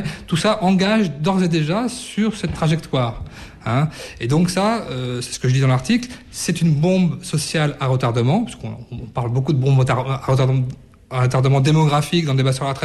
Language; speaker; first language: French; native; French